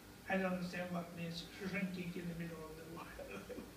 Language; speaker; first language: English; non-native, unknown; Bulgarian